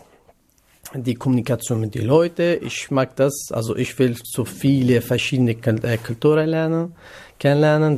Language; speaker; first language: German; non-native, learner; Kurdish